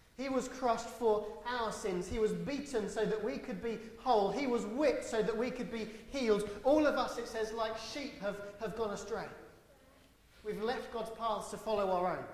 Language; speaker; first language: English; native; English